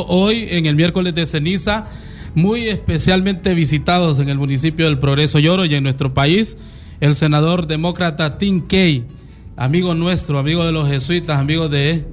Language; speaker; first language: Spanish; native; Spanish